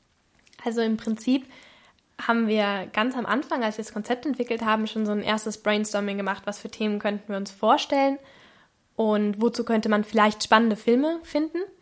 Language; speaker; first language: German; native; German